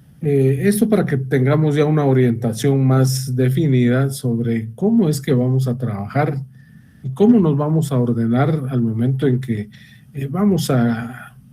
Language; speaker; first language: Spanish; native; Spanish